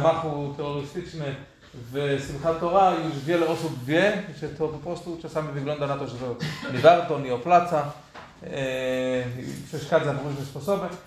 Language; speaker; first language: Polish; non-native, fluent; Hebrew